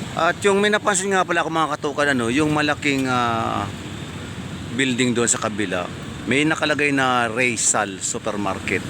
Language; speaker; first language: Filipino; native; Filipino